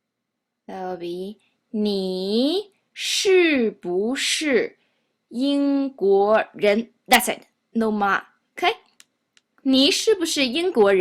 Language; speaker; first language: Chinese; non-native, fluent; English